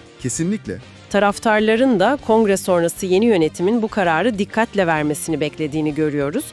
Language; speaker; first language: Turkish; native; Turkish